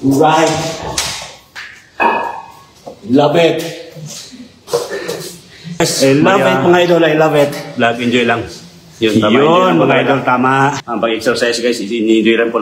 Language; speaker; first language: Filipino; native; Filipino